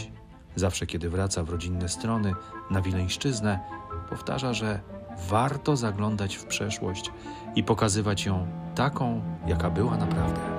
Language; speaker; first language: Polish; native; Polish